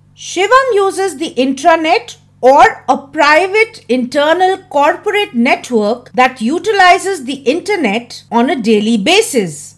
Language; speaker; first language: English; non-native, local second language; Hindi